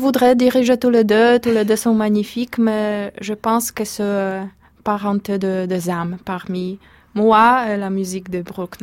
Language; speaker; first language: French; non-native, fluent; Polish